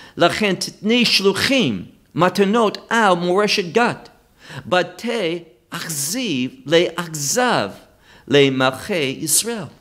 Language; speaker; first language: Hebrew; non-native, fluent; English